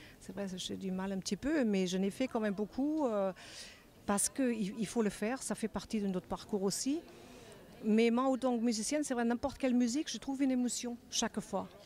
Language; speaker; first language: French; non-native, fluent; German